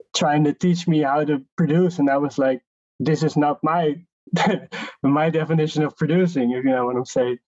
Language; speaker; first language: English; non-native, fluent; Dutch